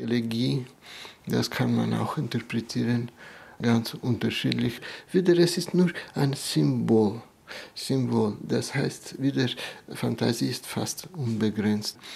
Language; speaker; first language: German; non-native, fluent; Russian